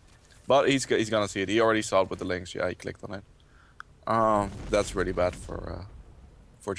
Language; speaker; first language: English; non-native, fluent; Dutch